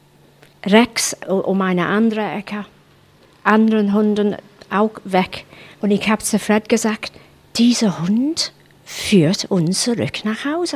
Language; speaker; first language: German; non-native, fluent; English